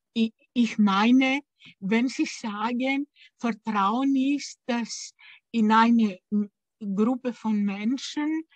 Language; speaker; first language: German; non-native, fluent; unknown